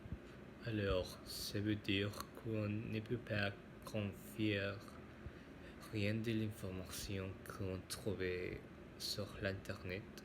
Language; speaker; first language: French; non-native, learner; Spanish